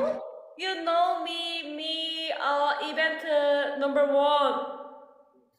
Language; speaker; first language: English; non-native, learner; Korean